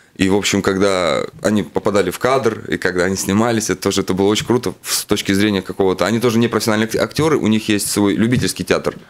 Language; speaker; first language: Russian; native; Russian